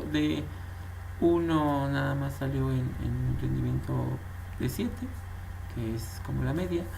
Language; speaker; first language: Spanish; native; Spanish